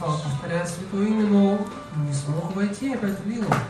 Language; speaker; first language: Russian; native; Russian